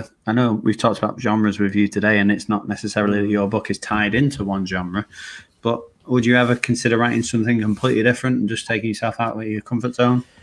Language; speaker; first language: English; native; English